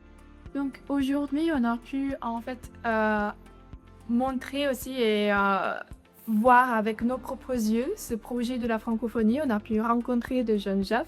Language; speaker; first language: French; non-native, local second language; Italian